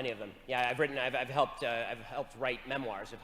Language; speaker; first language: English; native; English